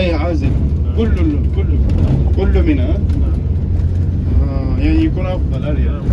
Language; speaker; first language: Arabic; non-native, fluent; Tatar